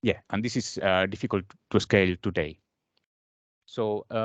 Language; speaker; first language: English; non-native, fluent; Galician